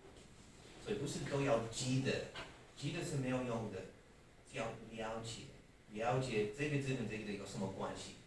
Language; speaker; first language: Chinese; non-native, learner; English